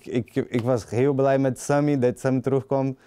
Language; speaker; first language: Dutch; non-native, learner; Portuguese